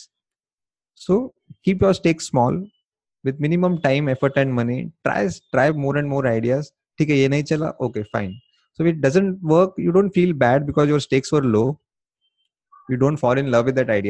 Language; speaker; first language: English; non-native, local second language; Marathi